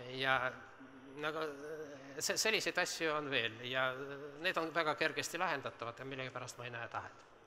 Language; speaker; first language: Estonian; non-native, local second language; Russian